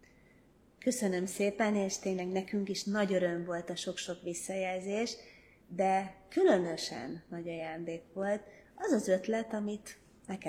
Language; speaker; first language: Hungarian; native; Hungarian